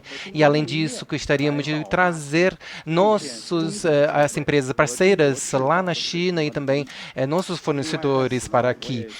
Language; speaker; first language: Portuguese; non-native, fluent; Chinese